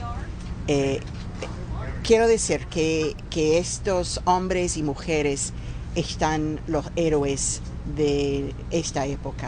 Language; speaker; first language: Spanish; non-native, fluent; English